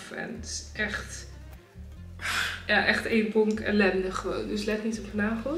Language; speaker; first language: Dutch; native; Dutch